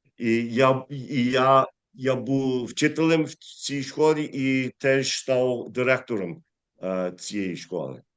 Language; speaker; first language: Ukrainian; early bilingual, heritage; English